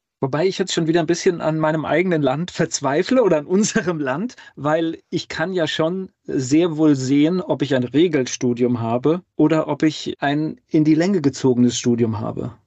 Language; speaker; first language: German; native; German